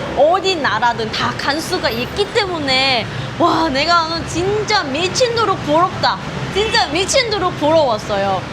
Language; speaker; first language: Korean; non-native, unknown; Vietnamese